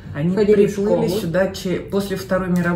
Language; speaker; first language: Russian; native; Russian